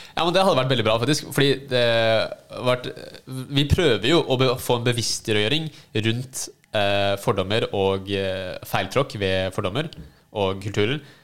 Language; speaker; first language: Norwegian; native; Norwegian